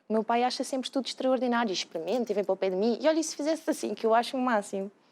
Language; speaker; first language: Portuguese; native; Portuguese